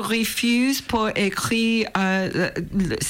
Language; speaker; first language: French; non-native, learner; English